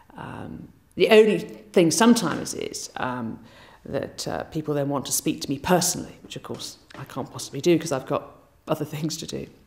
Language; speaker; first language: English; native; English